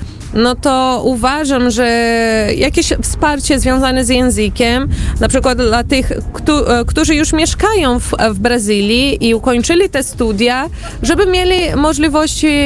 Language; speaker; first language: Polish; early bilingual, heritage; Portuguese